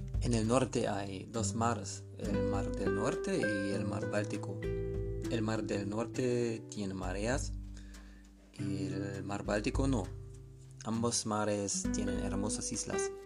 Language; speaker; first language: Spanish; non-native, learner; German